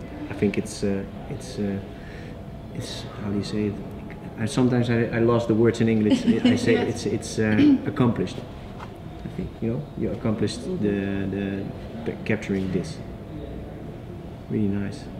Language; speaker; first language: English; non-native, fluent; Dutch